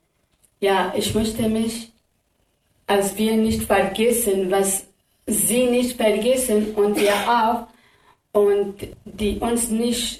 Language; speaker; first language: German; non-native, learner; Kurdish